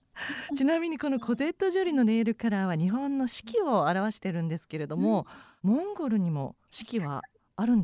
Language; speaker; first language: Japanese; native; Japanese